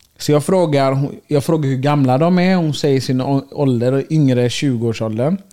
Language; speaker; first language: Swedish; early bilingual, other home language; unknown